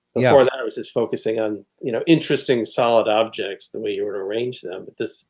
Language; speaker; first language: English; native; English